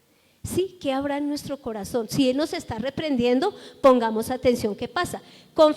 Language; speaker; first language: Spanish; native; Spanish